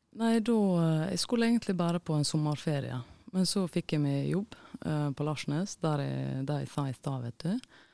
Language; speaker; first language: Norwegian; native; Norwegian